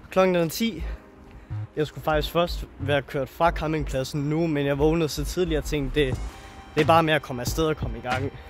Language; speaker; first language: Danish; native; Danish